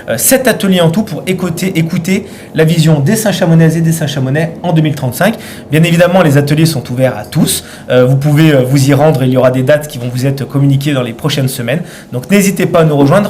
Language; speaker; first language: French; native; French